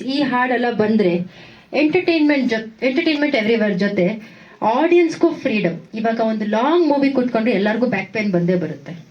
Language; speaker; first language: Kannada; non-native, local second language; Tamil